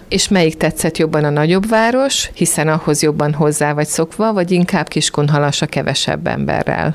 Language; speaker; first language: Hungarian; native; Hungarian